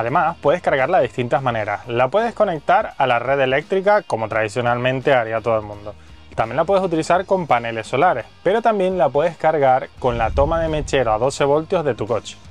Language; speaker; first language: Spanish; native; Spanish